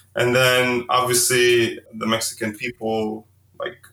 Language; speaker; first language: English; early bilingual, heritage; Arabic